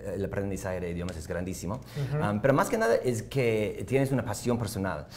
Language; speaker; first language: Spanish; non-native, fluent; English